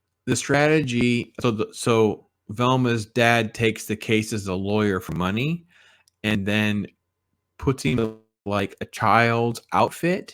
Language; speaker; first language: English; native; English